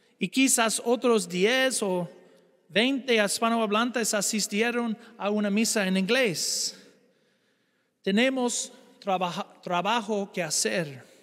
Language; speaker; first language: Spanish; non-native, fluent; English